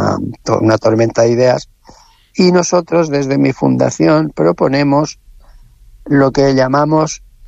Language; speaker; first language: Spanish; native; Spanish